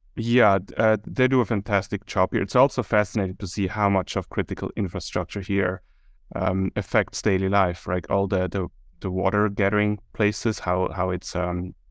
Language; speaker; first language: English; non-native, fluent; German